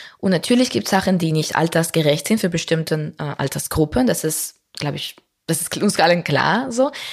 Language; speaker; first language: German; non-native, fluent; Spanish